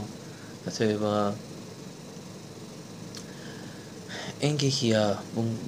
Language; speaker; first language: Japanese; non-native, learner; Persian